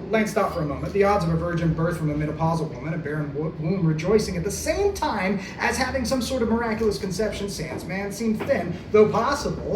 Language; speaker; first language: English; native; English